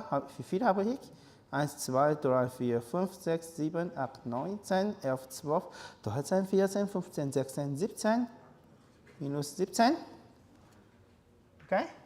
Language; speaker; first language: German; non-native, learner; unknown